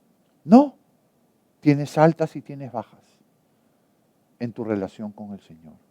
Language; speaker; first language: Spanish; native; Spanish